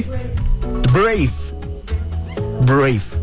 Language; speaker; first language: English; non-native, fluent; Indonesian